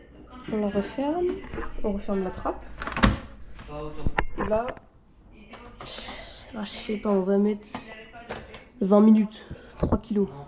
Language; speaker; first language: French; native; French